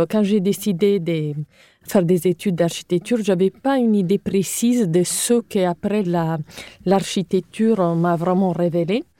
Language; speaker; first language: French; non-native, fluent; Italian